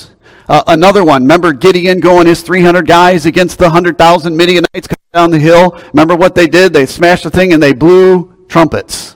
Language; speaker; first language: English; native; English